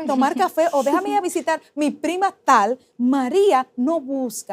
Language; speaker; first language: Spanish; native; Spanish